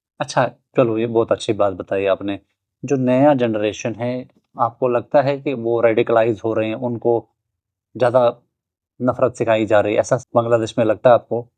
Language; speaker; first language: Hindi; native; Hindi